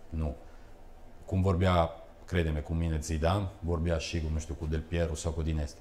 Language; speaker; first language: Romanian; early bilingual, heritage; Romanian